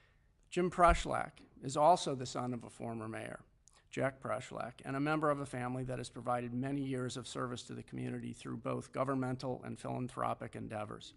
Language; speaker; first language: English; native; English